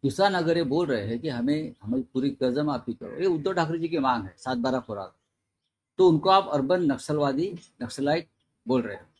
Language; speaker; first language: Hindi; non-native, local second language; Marathi